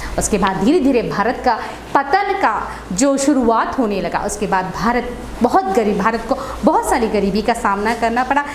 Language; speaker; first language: Hindi; non-native, local second language; Telugu